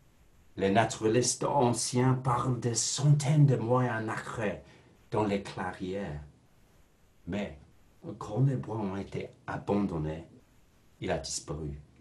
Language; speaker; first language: French; non-native, fluent; English